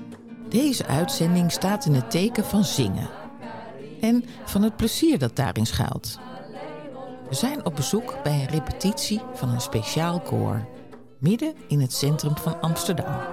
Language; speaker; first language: Dutch; native; Dutch